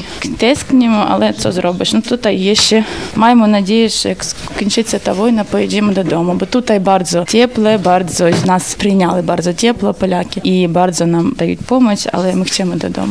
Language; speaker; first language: Polish; non-native, learner; Ukrainian